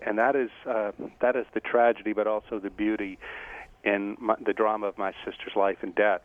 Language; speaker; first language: English; native; English